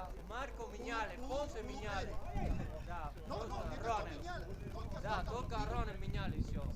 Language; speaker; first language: Russian; early bilingual, heritage; Spanish